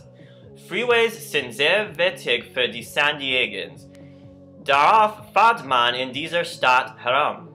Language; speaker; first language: German; non-native, learner; English